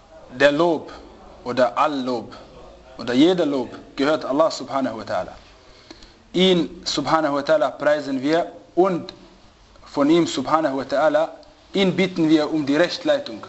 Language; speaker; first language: German; non-native, fluent; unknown